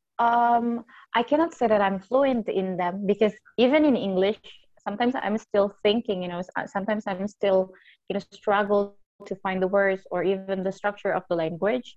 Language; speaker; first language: English; non-native, fluent; Indonesian